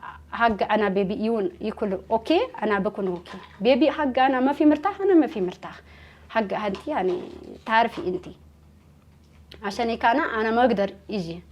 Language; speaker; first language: Arabic; non-native, learner; Amharic